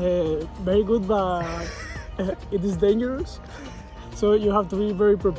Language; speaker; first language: English; non-native, learner; Spanish